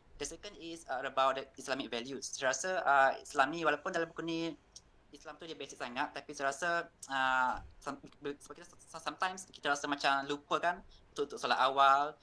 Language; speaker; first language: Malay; native; Malay